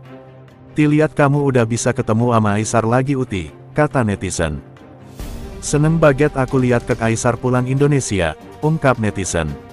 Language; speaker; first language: Indonesian; native; Indonesian